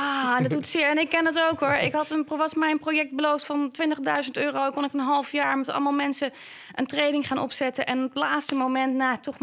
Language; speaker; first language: Dutch; native; Dutch